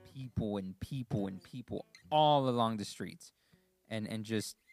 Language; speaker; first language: English; native; English